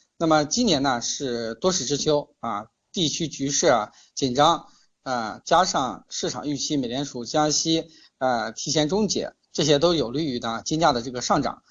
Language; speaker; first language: Chinese; native; Chinese